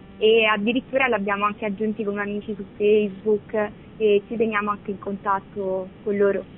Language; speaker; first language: Italian; early bilingual, other home language; Albanian